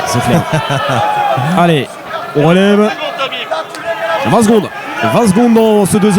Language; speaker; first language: French; native; French